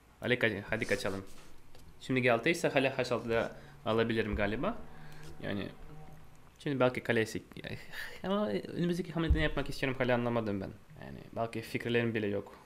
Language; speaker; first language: Turkish; non-native, fluent; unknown